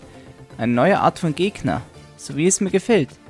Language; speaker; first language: German; native; German